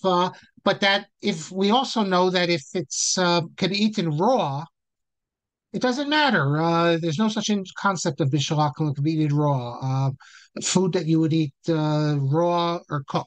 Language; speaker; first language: English; native; English